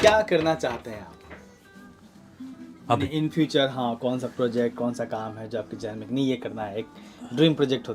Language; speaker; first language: Hindi; native; Hindi